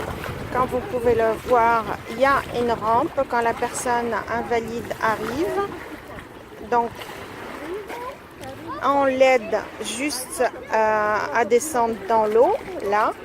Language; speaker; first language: French; native; French